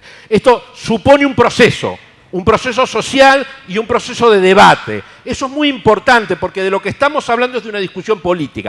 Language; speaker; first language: Spanish; native; Spanish